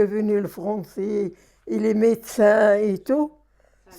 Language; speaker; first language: French; non-native, learner; Arabic